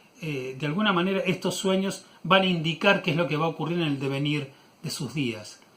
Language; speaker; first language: Spanish; native; Spanish